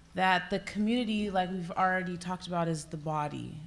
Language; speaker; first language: English; native; English